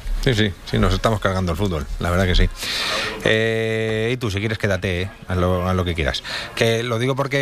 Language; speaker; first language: Spanish; native; Spanish